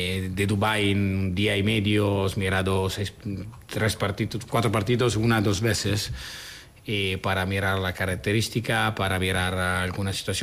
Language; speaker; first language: Spanish; non-native, fluent; Italian